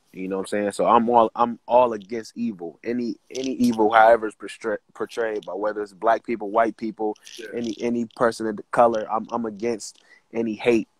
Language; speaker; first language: English; native; English